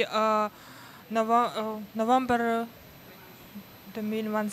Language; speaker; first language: French; non-native, learner; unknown